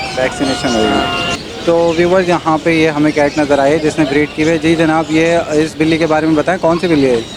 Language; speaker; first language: Urdu; native; Urdu